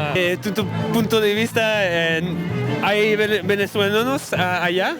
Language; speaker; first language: Spanish; non-native, fluent; French